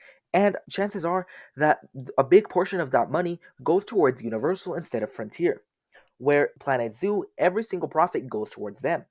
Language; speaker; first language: English; native; English